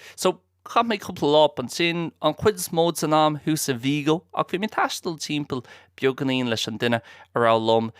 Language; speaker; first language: Irish; non-native, local second language; English